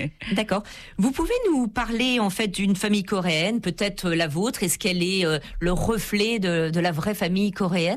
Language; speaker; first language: French; native; French